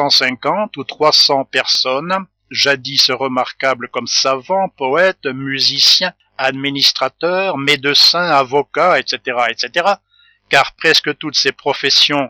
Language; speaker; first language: French; native; French